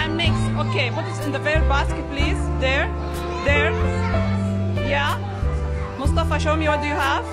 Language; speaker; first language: English; non-native, learner; Arabic